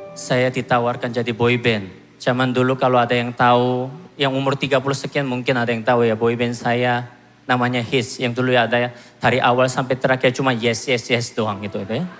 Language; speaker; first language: Indonesian; non-native, fluent; Korean